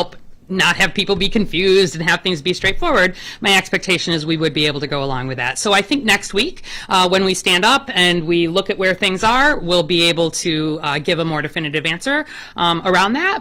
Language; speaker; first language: English; native; English